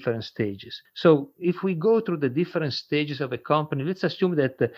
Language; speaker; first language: English; non-native, fluent; Italian